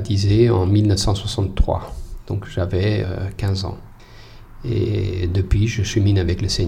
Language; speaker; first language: French; non-native, fluent; Portuguese